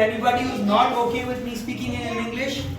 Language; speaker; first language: English; non-native, local second language; Urdu